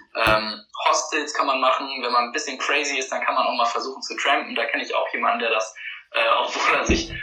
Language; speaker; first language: German; native; German